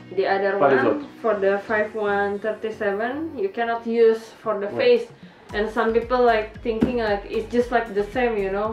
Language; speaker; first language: English; non-native, learner; Indonesian